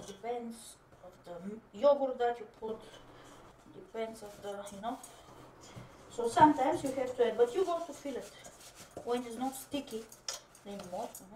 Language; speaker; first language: English; non-native, fluent; Bulgarian